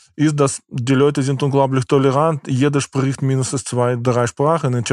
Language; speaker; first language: German; non-native, fluent; Ukrainian